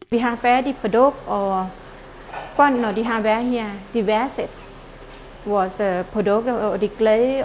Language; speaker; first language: Danish; non-native, fluent; Thai